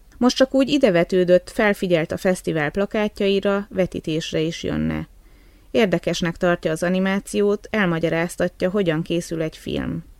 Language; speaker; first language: Hungarian; native; Hungarian